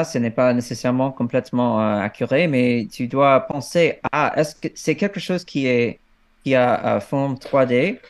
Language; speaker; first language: French; non-native, fluent; English